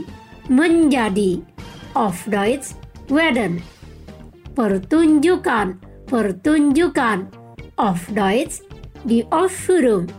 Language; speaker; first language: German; non-native, local second language; Indonesian